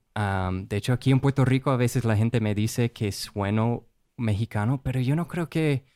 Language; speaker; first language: Spanish; non-native, fluent; English